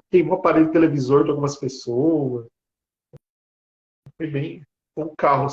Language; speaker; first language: Portuguese; native; Portuguese